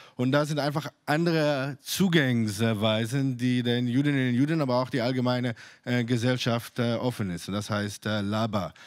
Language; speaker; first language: German; non-native, fluent; Hebrew